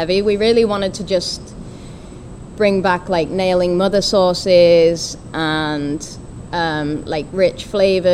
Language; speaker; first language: English; native; English